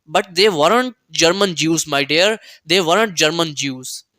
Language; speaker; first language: English; non-native, local second language; Urdu